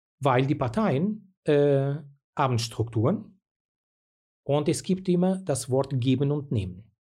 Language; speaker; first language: German; non-native, fluent; Portuguese